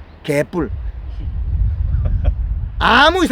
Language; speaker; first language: Korean; native; Korean